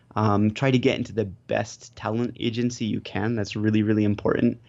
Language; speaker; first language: English; native; English